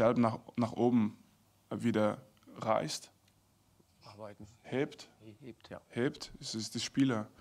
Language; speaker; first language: German; non-native, fluent; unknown